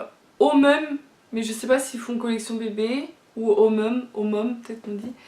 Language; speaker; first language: French; native; French